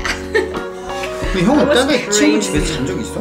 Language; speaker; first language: Korean; native; Korean